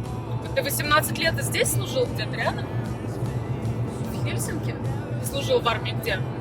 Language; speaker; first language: Russian; native; Russian